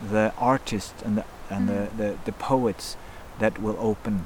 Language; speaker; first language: English; non-native, fluent; Norwegian